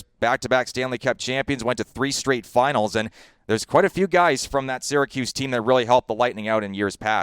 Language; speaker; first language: English; native; English